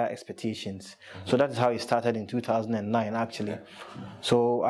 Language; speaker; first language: English; non-native, local second language; Akan